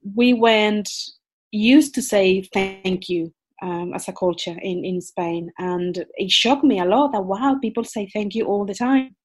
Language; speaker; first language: English; non-native, fluent; Spanish